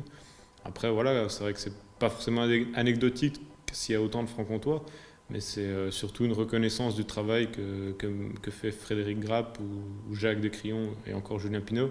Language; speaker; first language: French; native; French